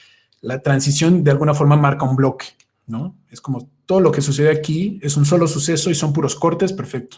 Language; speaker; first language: Spanish; native; Spanish